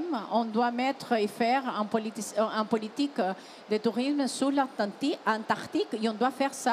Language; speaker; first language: French; non-native, fluent; Spanish